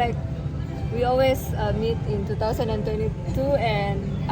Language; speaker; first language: English; non-native, fluent; Indonesian